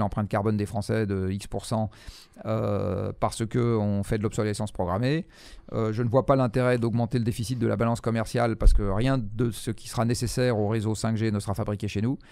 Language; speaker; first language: French; native; French